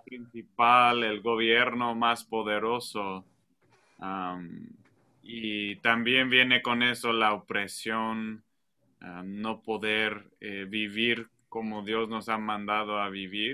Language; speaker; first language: Spanish; non-native, fluent; English